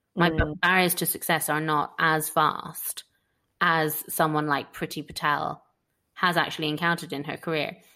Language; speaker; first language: English; native; English